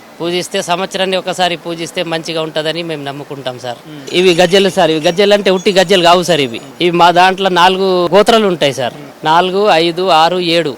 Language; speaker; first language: Telugu; non-native, local second language; Gondi